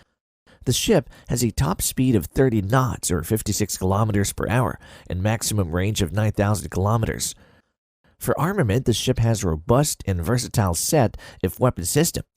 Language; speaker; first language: English; non-native, fluent; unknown